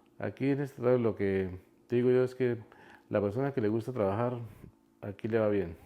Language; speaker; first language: Spanish; native; Spanish